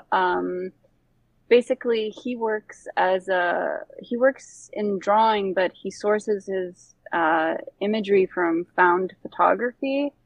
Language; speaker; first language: English; early bilingual, other home language; Bosnian